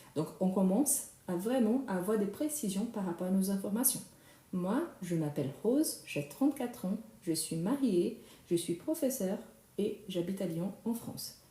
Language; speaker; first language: French; non-native, fluent; Portuguese